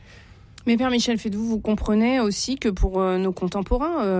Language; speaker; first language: French; native; French